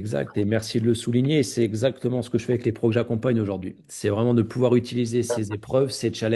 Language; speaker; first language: French; native; French